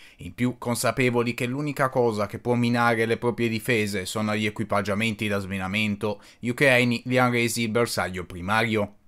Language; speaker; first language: Italian; native; Italian